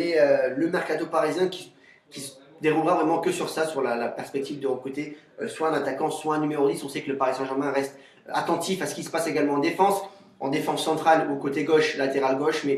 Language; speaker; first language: French; native; French